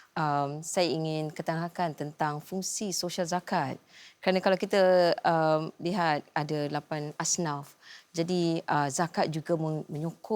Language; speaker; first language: Malay; native; Malay